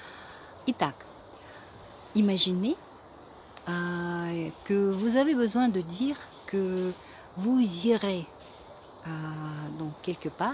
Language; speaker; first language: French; non-native, fluent; Russian